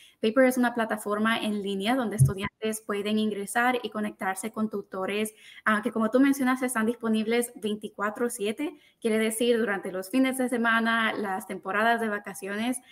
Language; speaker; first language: Spanish; early bilingual, other home language; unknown